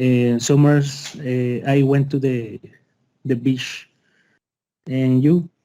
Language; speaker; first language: English; non-native, learner; Spanish